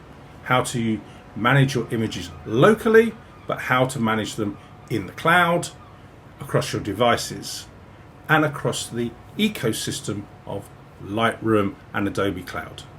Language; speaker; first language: English; native; English